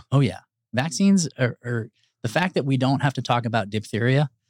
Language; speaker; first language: English; early bilingual, other home language; Spanish